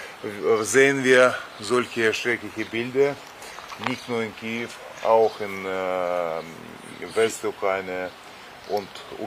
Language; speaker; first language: German; non-native, fluent; Russian